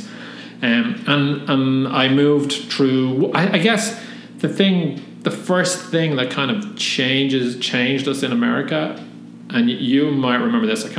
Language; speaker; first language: English; native; English